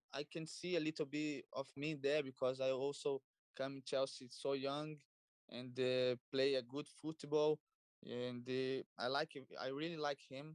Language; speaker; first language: English; non-native, learner; Portuguese